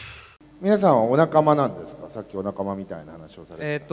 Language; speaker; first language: Japanese; native; Japanese